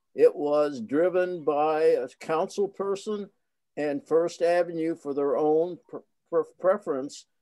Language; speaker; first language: English; native; English